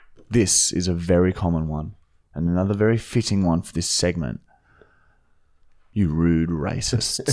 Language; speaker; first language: English; early bilingual, other home language; German